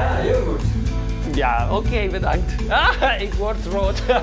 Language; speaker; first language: Dutch; non-native, fluent; Spanish